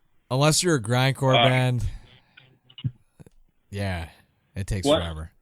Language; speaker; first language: English; native; English